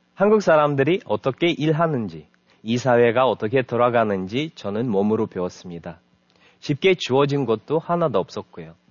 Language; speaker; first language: Korean; non-native, fluent; Russian